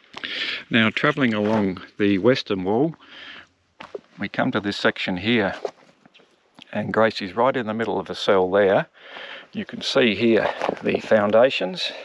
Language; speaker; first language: English; native; English